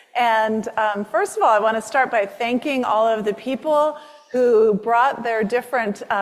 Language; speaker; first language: English; native; English